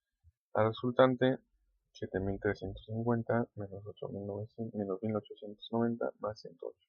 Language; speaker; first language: Spanish; native; Spanish